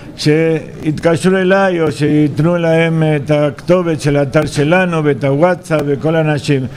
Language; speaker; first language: Hebrew; non-native, fluent; Spanish